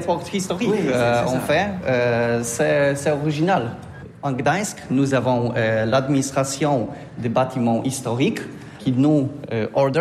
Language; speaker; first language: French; non-native, learner; Polish